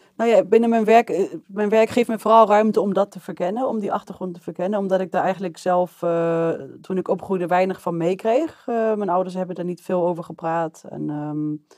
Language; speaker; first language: Dutch; early bilingual, other home language; Arabic